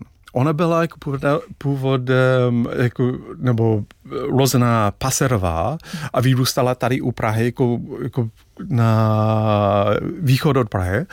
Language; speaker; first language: Czech; non-native, fluent; English